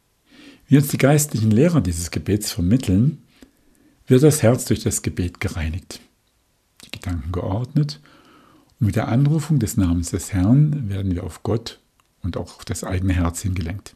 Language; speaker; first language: German; native; German